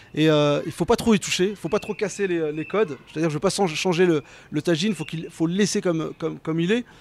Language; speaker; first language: French; native; French